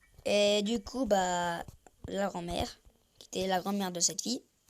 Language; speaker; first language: French; native; French